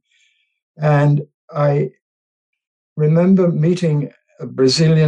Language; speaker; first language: English; native; English